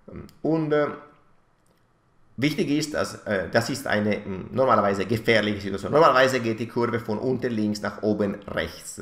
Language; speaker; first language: German; non-native, fluent; Italian